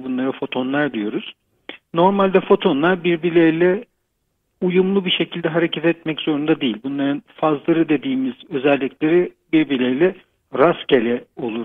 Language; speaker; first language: Turkish; native; Turkish